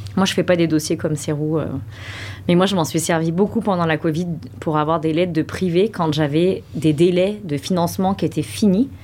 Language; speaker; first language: French; native; French